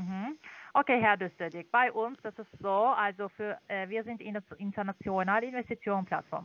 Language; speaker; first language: German; non-native, learner; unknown